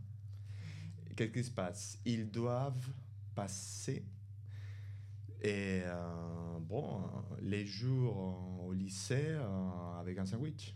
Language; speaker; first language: French; non-native, fluent; Spanish